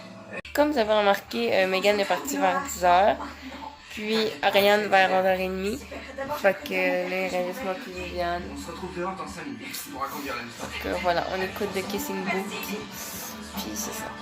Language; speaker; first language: French; native; French